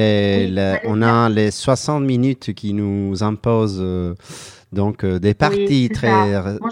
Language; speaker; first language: French; non-native, fluent; Italian